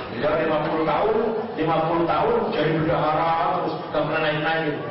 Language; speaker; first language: Indonesian; non-native, local second language; Javanese